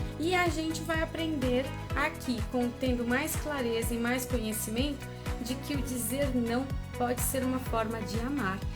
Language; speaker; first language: Portuguese; early bilingual, other home language; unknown